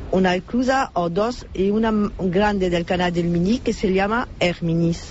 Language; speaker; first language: Spanish; non-native, fluent; French